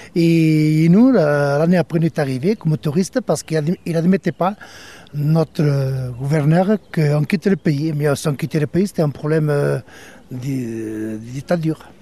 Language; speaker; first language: French; non-native, fluent; Portuguese